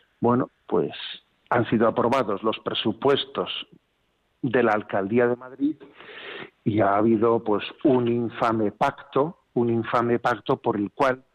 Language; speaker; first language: Spanish; native; Spanish